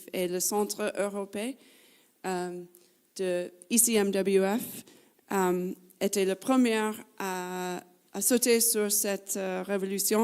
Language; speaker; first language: French; non-native, fluent; English